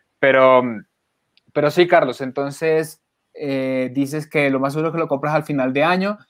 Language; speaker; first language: Spanish; native; Spanish